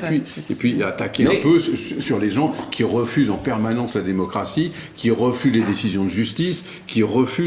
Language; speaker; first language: French; native; French